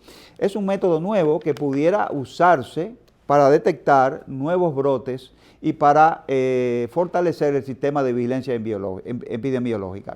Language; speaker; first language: Spanish; native; Spanish